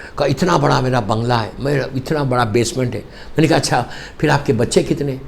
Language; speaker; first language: Urdu; native; Urdu